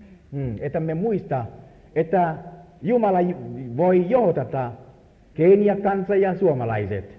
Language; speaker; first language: Finnish; non-native, learner; Swahili